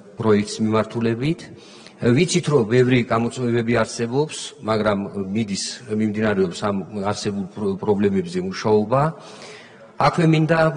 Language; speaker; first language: Georgian; non-native, local second language; Azerbaijani